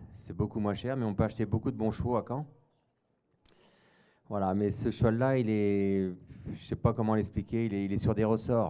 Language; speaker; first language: French; native; French